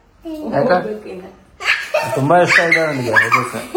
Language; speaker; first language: Kannada; native; Kannada